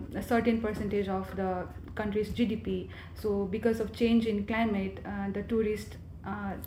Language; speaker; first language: English; non-native, local second language; Nepali